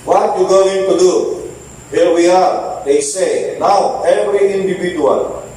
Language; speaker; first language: English; non-native, local second language; Filipino